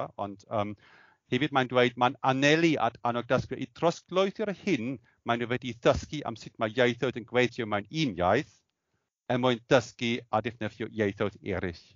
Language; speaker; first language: Welsh; non-native, fluent; German